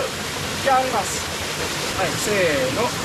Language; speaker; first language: Japanese; non-native, learner; French